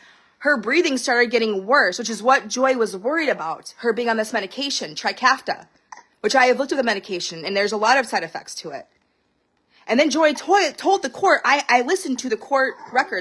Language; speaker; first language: English; native; English